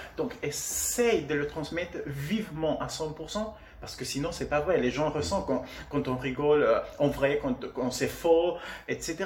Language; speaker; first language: French; non-native, fluent; Spanish